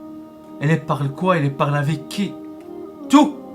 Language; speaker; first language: French; non-native, learner; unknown